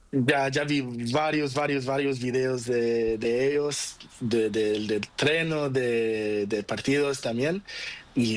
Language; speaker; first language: Spanish; non-native, learner; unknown